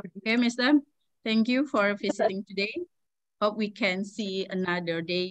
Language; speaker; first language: English; non-native, learner; Indonesian